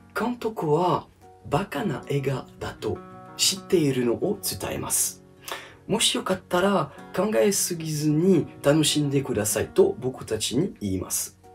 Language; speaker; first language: Japanese; non-native, learner; French